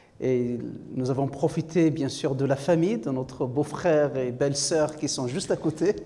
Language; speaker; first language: French; non-native, local second language; Kabyle